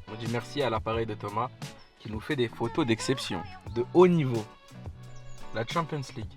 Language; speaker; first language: French; native; French